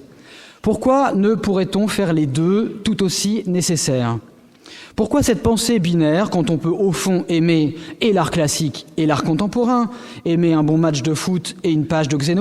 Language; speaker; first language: French; native; French